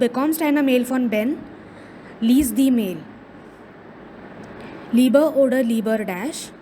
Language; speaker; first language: German; non-native, fluent; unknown